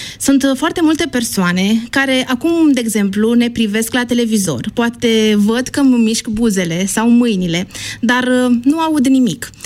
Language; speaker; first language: Romanian; native; Romanian